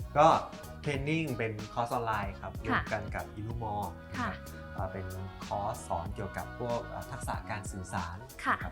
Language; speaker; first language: Thai; native; Thai